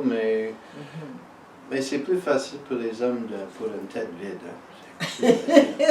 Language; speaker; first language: French; early bilingual, heritage; French